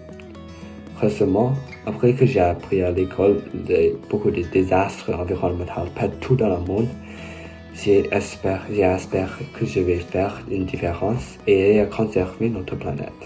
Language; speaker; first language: French; non-native, learner; English